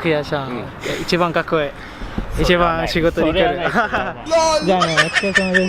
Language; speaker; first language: Japanese; non-native, learner; Cebuano